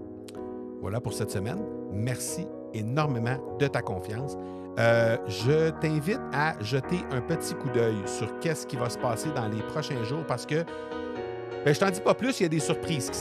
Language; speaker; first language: French; native; French